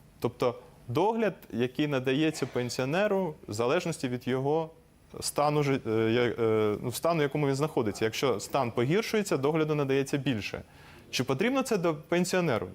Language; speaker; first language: Ukrainian; native; Ukrainian